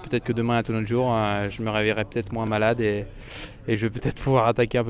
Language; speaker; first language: French; native; French